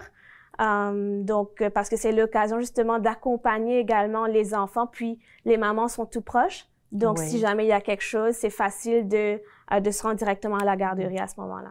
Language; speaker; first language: French; native; French